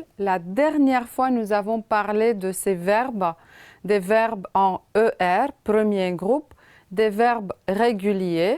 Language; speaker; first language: French; non-native, fluent; Romanian